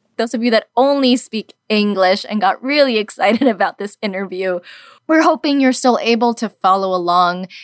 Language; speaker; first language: English; early bilingual, other home language; Spanish